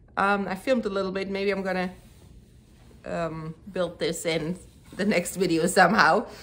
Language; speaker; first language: English; non-native, fluent; German